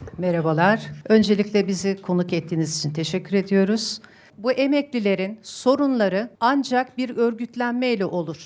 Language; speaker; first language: Turkish; native; Turkish